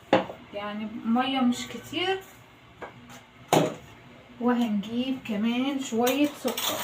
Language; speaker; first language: Arabic; native; Arabic